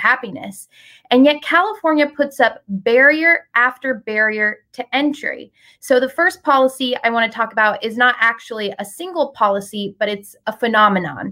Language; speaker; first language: English; native; English